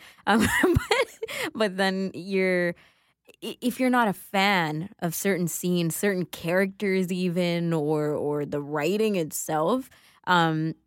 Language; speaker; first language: English; native; English